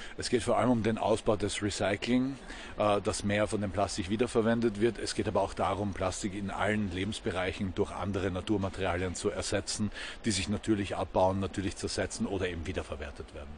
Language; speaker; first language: German; native; German